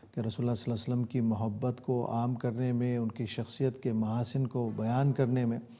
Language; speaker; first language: Urdu; native; Urdu